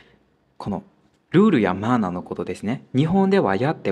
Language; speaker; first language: Japanese; non-native, fluent; Burmese